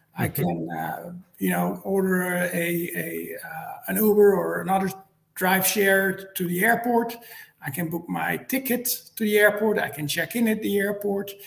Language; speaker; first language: English; non-native, fluent; Dutch